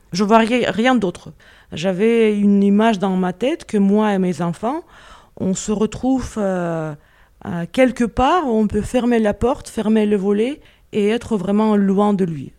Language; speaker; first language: French; non-native, fluent; Russian